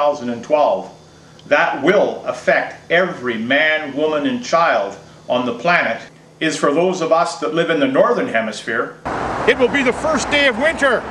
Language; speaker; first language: English; native; English